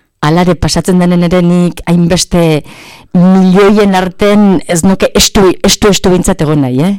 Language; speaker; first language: Basque; native; Basque